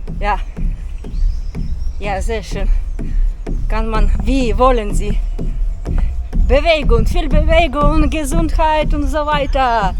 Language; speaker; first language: German; non-native, learner; Ukrainian